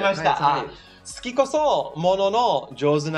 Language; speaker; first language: Japanese; non-native, fluent; English